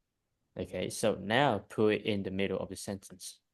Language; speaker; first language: English; non-native, fluent; Vietnamese